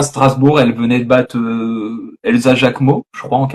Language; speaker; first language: French; native; French